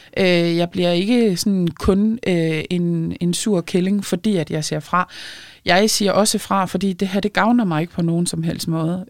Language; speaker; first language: Danish; early bilingual, other home language; Lithuanian